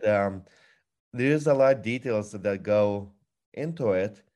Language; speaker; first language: English; non-native, fluent; Lithuanian